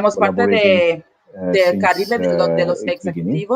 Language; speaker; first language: Spanish; non-native, learner; English